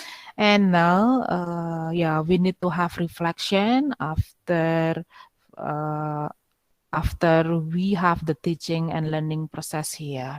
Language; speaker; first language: English; non-native, fluent; Indonesian